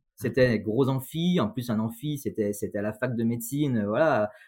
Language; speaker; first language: French; native; French